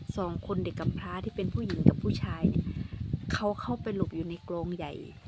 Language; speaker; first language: Thai; non-native, local second language; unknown